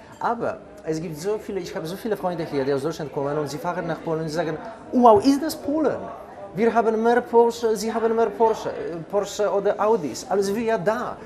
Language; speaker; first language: German; non-native, fluent; Polish